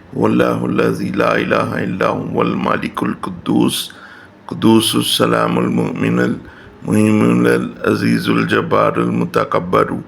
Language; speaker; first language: Urdu; native; Urdu